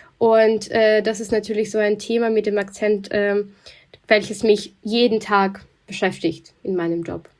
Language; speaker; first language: German; non-native, fluent; Russian